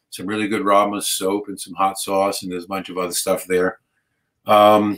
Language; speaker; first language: English; native; English